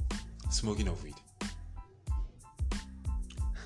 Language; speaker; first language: English; non-native, local second language; Igbo